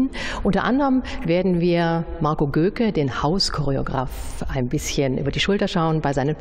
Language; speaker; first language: German; native; German